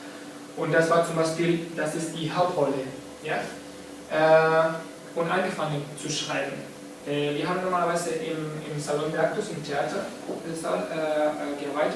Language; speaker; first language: German; non-native, fluent; Spanish